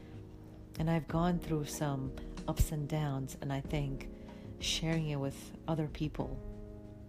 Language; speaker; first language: English; non-native, fluent; Romanian